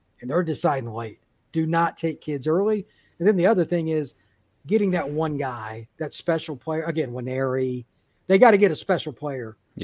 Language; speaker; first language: English; native; English